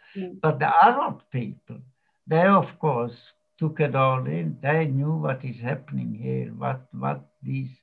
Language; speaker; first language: English; non-native, fluent; Slovak